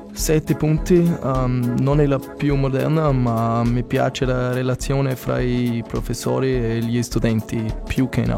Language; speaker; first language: Italian; non-native, learner; German